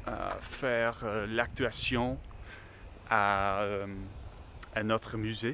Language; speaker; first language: French; non-native, learner; English